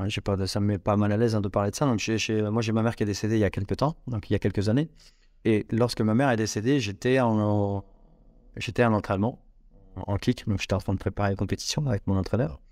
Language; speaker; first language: French; native; French